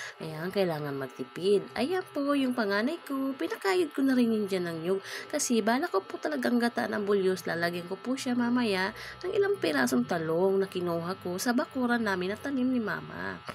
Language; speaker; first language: Filipino; non-native, local second language; Bikol